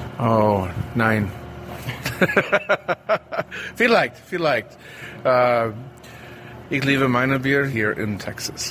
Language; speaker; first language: German; non-native, learner; English